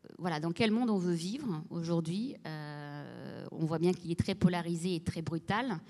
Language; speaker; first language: French; native; French